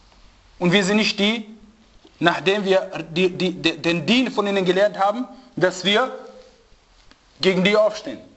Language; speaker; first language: German; non-native, fluent; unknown